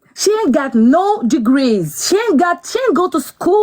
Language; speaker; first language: English; non-native, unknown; Wolof